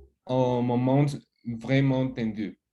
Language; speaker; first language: French; non-native, learner; Spanish